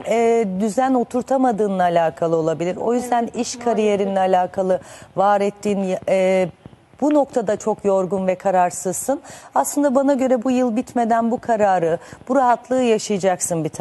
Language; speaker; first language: Turkish; native; Turkish